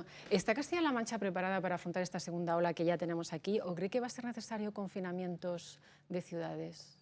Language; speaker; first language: Spanish; native; Spanish